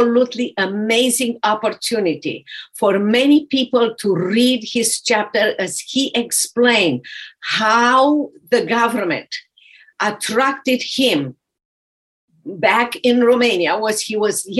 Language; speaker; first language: English; non-native, fluent; Romanian